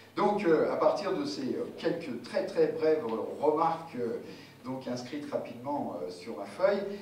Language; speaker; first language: French; native; French